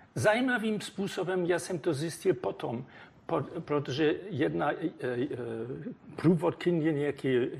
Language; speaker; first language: Czech; non-native, fluent; German